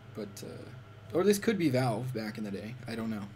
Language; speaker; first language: English; native; English